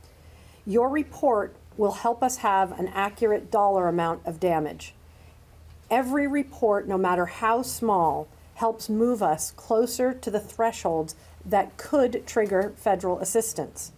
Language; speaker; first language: English; native; English